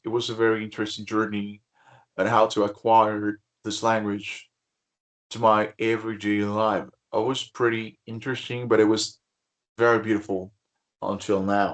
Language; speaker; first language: English; non-native, fluent; Spanish